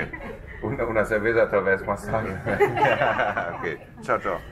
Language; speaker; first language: Spanish; non-native, learner; German